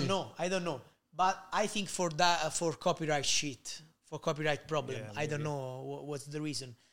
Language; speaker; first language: English; non-native, learner; Italian